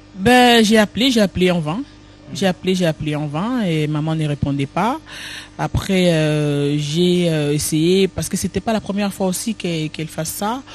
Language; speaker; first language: French; non-native, local second language; Lingala